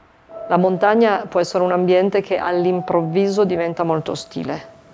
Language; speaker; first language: Italian; native; Italian